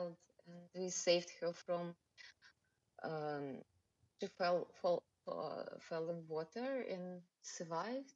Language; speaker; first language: English; non-native, learner; Russian